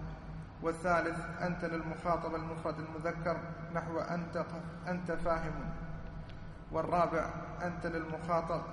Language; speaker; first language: Arabic; native; Arabic